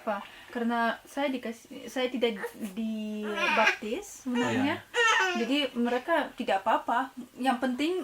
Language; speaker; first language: Indonesian; non-native, fluent; Russian